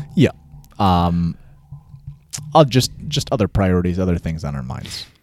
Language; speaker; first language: English; native; English